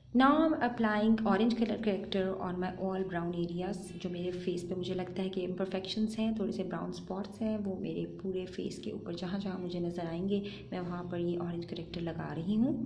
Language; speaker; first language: Urdu; native; Urdu